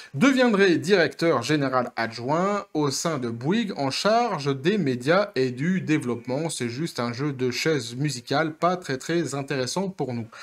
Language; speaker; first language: French; native; French